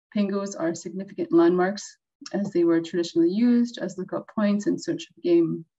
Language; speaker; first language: English; native; English